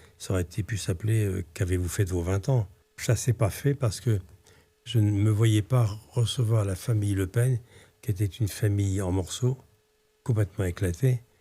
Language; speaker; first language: French; early bilingual, other home language; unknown